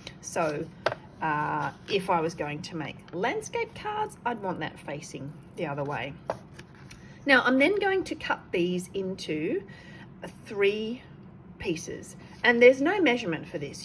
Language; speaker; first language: English; native; English